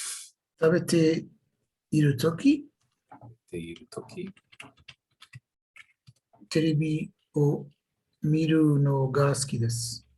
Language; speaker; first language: Japanese; non-native, learner; Portuguese